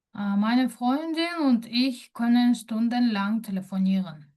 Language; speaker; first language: German; non-native, fluent; Kyrgyz